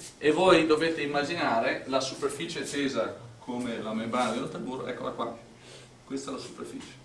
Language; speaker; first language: Italian; non-native, fluent; English